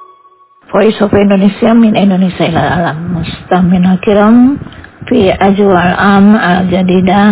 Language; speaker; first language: Arabic; non-native, fluent; Indonesian